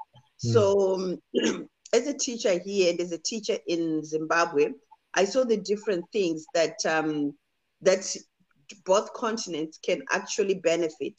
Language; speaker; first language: English; non-native, local second language; Shona